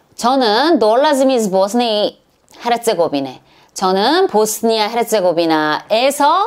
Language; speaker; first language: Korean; non-native, learner; Serbian